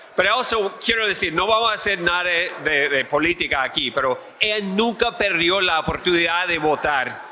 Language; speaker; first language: Spanish; early bilingual, other home language; English